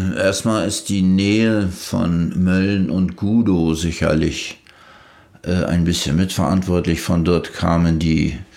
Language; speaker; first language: German; native; German